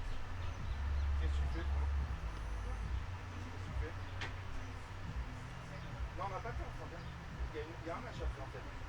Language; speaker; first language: French; native; French